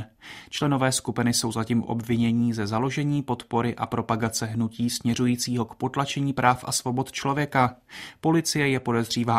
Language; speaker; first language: Czech; native; Czech